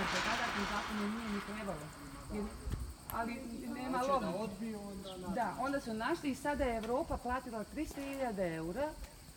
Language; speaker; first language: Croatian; non-native, fluent; German